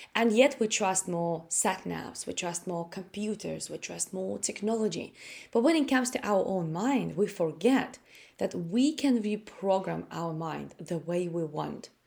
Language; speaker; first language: English; non-native, fluent; Latvian